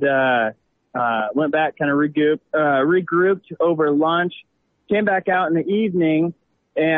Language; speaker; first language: English; native; English